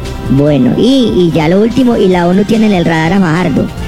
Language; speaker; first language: Spanish; native; Spanish